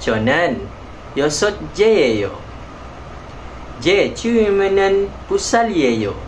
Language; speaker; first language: Korean; non-native, learner; Malay